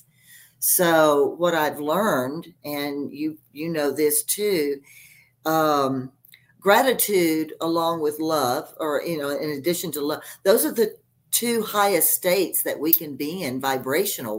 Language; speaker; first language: English; native; English